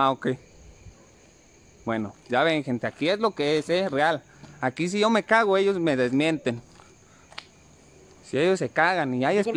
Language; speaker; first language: Spanish; native; Spanish